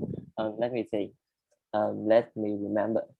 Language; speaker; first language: English; non-native, learner; Vietnamese